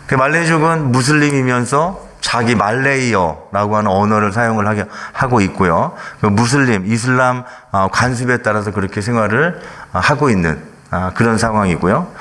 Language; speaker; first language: Korean; native; Korean